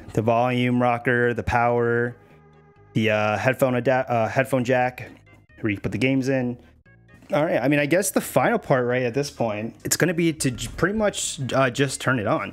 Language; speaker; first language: English; native; English